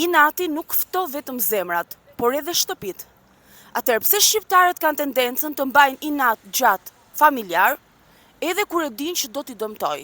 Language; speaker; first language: Albanian; native; Albanian